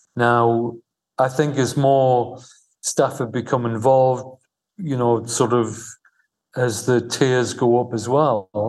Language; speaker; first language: English; native; English